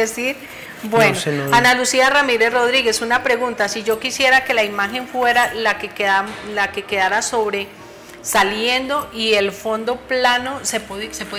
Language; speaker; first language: Spanish; native; Spanish